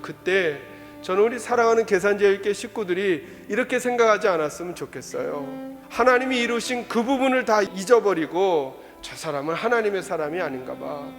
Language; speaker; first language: Korean; native; Korean